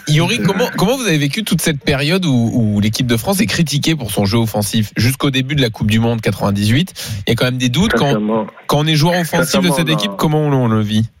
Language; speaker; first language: French; native; French